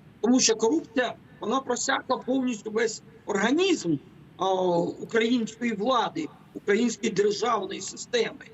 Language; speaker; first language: Ukrainian; native; Ukrainian